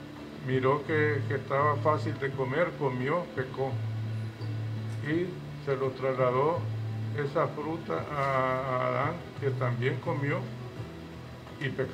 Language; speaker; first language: Spanish; native; Spanish